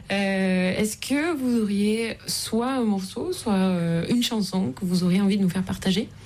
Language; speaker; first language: French; native; French